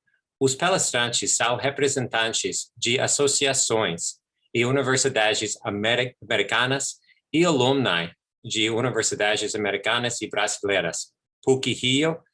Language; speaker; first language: Portuguese; non-native, fluent; English